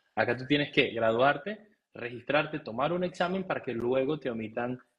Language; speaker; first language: Spanish; native; Spanish